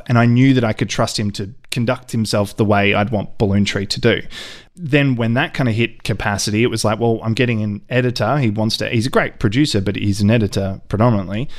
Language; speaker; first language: English; native; English